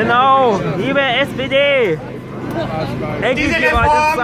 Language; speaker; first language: German; native; German